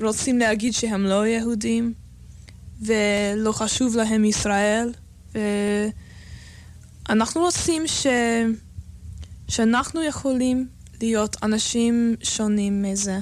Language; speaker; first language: Hebrew; non-native, learner; English